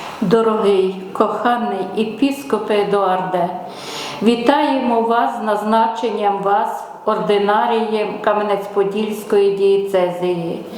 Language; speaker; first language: Ukrainian; native; Ukrainian